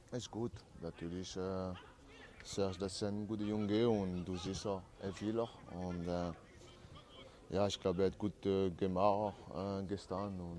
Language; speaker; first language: German; non-native, learner; French